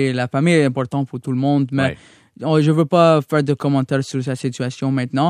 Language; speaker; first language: French; non-native, local second language; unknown